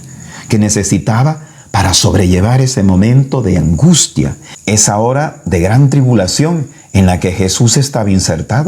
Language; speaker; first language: Spanish; native; Spanish